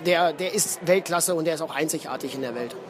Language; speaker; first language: German; native; German